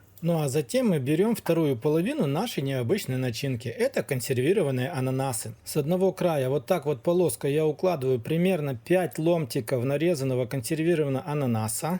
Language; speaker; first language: Russian; native; Russian